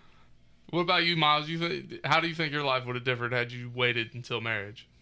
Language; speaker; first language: English; native; English